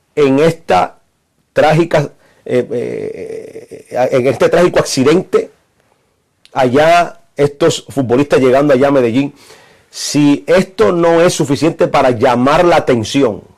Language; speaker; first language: Spanish; native; Spanish